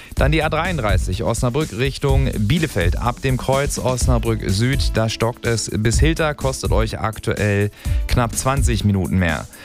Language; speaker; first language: German; native; German